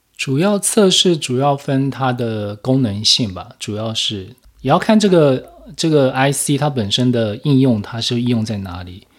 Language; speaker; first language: Chinese; native; Chinese